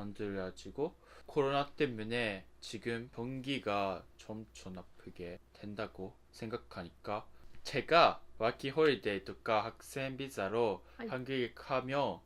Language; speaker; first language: Korean; non-native, learner; Japanese